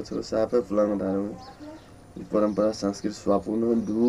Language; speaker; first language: English; non-native, learner; Newari